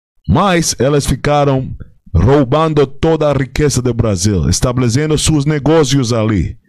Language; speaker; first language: Portuguese; non-native, fluent; Spanish